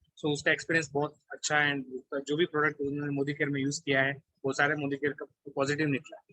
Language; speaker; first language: Hindi; non-native, local second language; Kannada